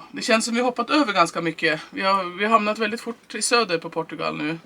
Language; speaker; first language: Swedish; native; Swedish